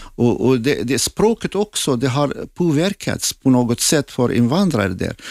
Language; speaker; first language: Swedish; non-native, fluent; Assyrian Neo-Aramaic